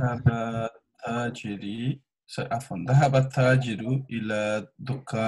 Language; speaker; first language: Arabic; non-native, learner; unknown